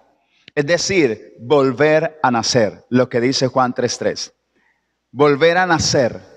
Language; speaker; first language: Spanish; native; Spanish